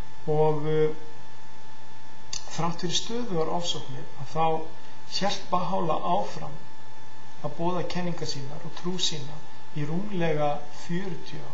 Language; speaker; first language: Icelandic; native; Icelandic